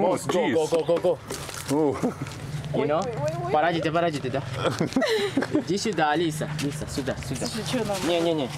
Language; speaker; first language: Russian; non-native, learner; Swahili